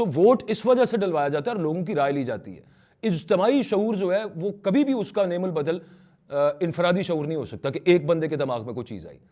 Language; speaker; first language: Urdu; non-native, local second language; Punjabi